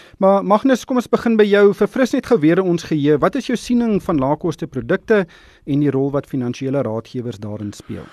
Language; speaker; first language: Afrikaans; native; Afrikaans